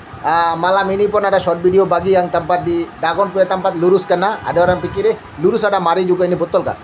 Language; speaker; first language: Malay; non-native, learner; Bangla